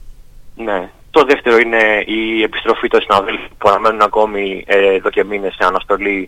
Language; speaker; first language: Greek; native; Greek